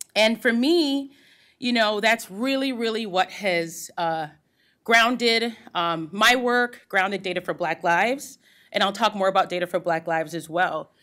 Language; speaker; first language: English; native; English